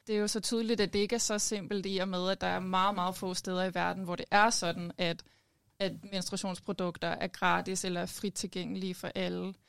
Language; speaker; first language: Danish; native; Danish